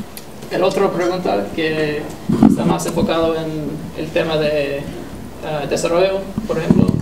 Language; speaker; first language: Spanish; non-native, fluent; English